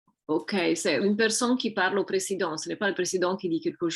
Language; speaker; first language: French; non-native, fluent; Italian